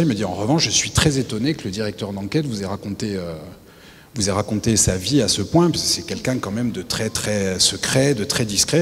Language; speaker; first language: French; native; French